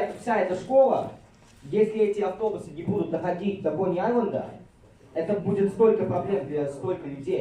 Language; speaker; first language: Russian; early bilingual, heritage; Russian